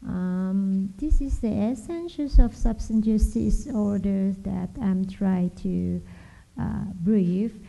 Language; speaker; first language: English; non-native, learner; Thai